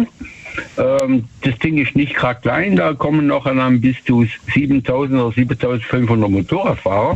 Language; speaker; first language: German; native; German